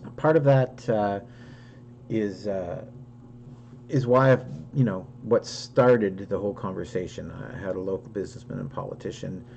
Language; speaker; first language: English; native; English